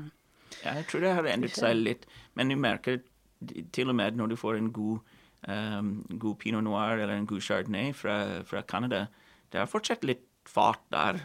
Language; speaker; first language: Norwegian; non-native, fluent; English